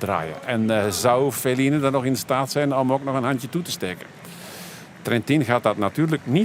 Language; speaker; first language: Dutch; native; Dutch